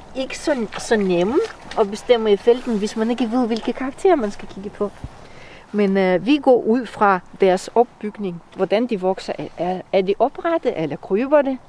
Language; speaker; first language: Danish; non-native, fluent; Russian